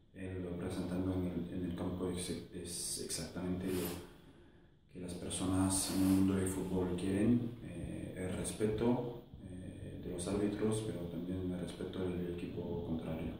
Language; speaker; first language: Spanish; non-native, fluent; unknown